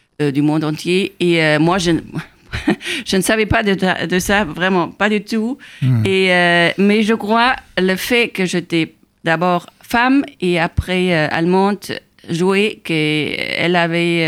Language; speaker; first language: French; non-native, fluent; German